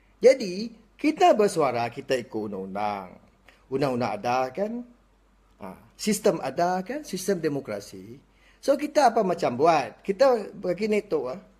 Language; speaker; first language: Malay; non-native, local second language; Iban